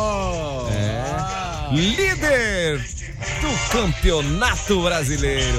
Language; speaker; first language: Portuguese; native; Portuguese